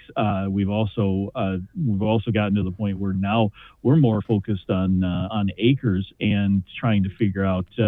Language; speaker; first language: English; native; English